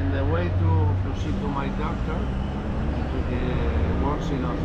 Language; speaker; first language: English; non-native, learner; Spanish